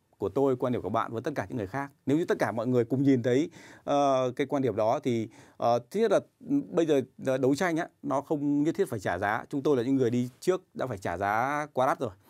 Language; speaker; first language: Vietnamese; native; Vietnamese